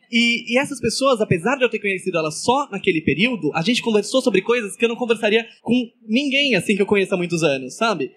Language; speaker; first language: Portuguese; native; Portuguese